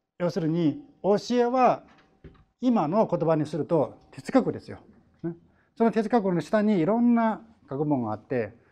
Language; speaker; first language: Japanese; non-native, fluent; Chinese